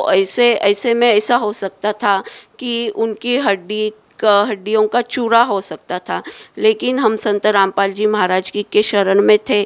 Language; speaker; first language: Hindi; non-native, local second language; Marathi